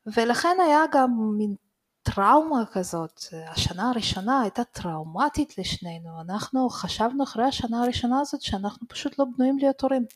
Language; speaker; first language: Hebrew; early bilingual, other home language; Russian